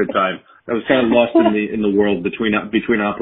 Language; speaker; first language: English; native; English